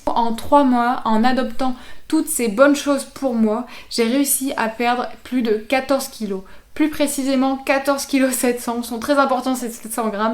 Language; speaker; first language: French; native; French